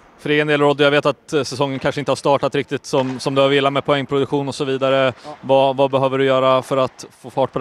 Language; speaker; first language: Swedish; native; Swedish